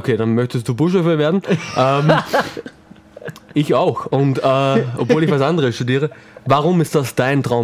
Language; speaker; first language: German; native; German